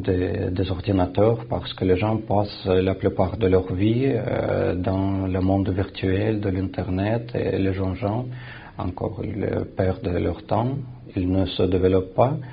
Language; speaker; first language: French; non-native, fluent; Russian